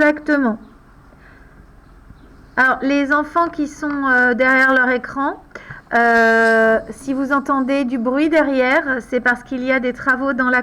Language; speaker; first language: French; native; French